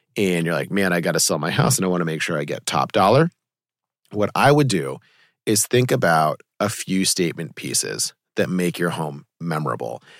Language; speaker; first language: English; native; English